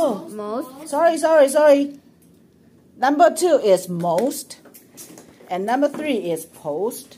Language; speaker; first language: English; non-native, fluent; Chinese